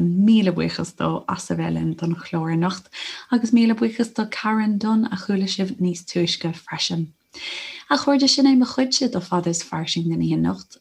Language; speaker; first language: Irish; non-native, local second language; English